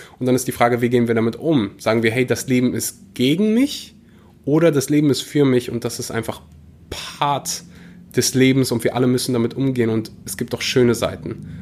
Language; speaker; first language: German; early bilingual, other home language; Russian